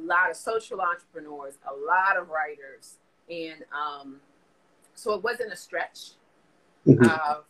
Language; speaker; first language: English; native; English